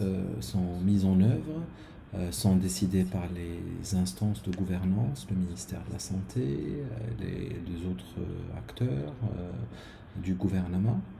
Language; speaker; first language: French; non-native, local second language; Arabic